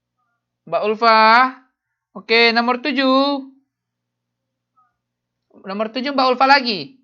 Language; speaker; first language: Indonesian; native; Indonesian